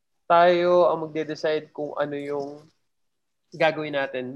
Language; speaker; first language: Filipino; native; Filipino